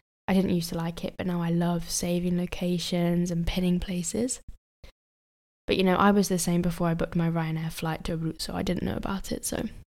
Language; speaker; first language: English; native; English